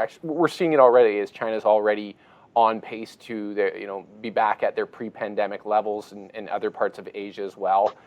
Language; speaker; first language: English; native; English